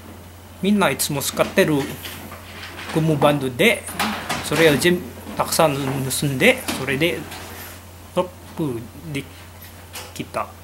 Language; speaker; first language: Japanese; non-native, learner; Indonesian